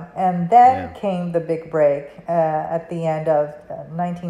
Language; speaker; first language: English; non-native, fluent; Spanish